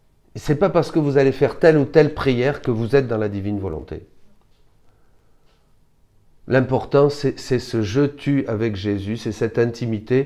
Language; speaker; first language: French; native; French